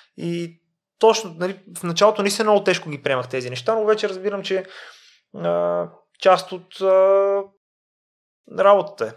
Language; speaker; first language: Bulgarian; native; Bulgarian